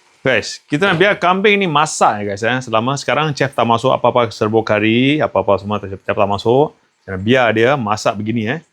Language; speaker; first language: Malay; non-native, local second language; Tamil